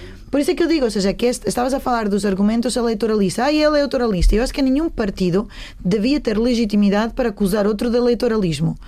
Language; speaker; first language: Portuguese; native; Portuguese